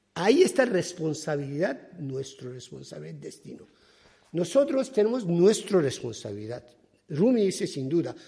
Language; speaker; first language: Spanish; non-native, fluent; Persian